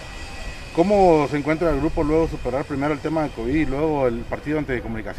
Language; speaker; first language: Spanish; native; Spanish